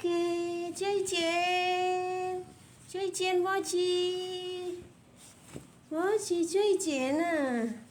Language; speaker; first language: Chinese; non-native, learner; Indonesian